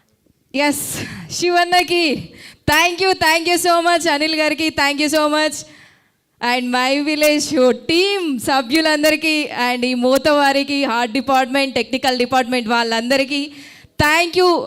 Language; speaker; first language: Telugu; native; Telugu